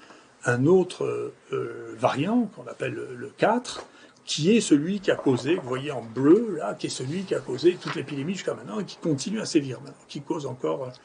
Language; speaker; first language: French; native; French